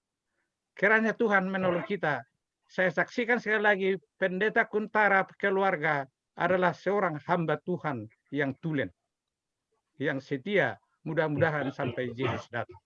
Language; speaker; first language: Indonesian; native; Indonesian